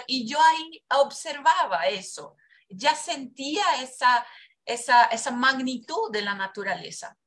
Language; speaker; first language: Spanish; non-native, fluent; Portuguese